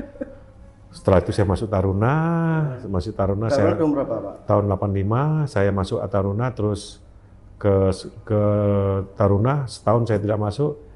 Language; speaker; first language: Indonesian; native; Indonesian